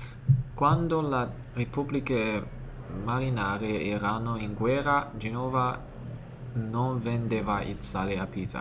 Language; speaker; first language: Italian; non-native, learner; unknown